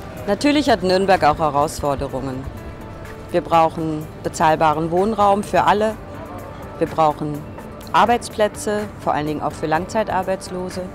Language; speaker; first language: German; native; German